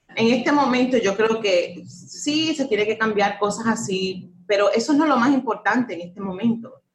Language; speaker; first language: Spanish; early bilingual, heritage; Spanish